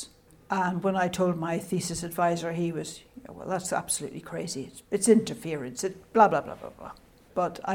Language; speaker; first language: English; native; English